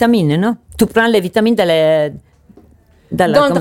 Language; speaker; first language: French; non-native, learner; Italian